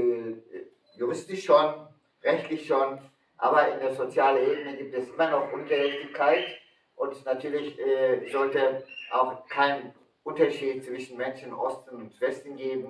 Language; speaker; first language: German; early bilingual, other home language; Turkish